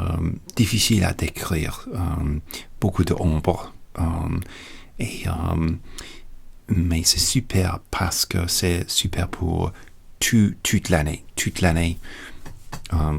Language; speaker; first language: French; non-native, learner; English